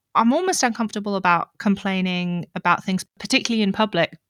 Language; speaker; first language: English; native; English